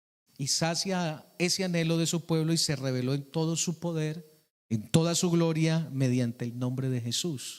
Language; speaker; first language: Spanish; native; Spanish